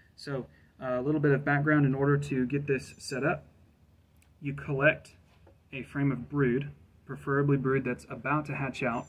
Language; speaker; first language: English; native; English